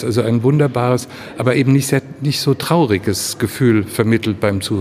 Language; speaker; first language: German; native; German